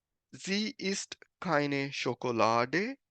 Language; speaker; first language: German; non-native, fluent; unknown